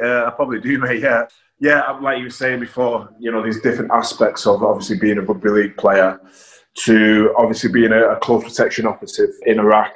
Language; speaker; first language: English; native; English